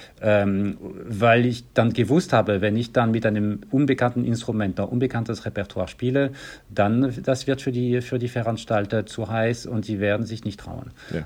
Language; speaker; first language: German; non-native, fluent; French